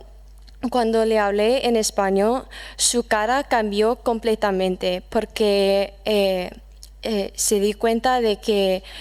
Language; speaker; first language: Spanish; non-native, fluent; English